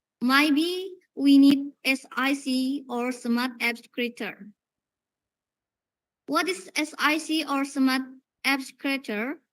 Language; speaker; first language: English; non-native, learner; Indonesian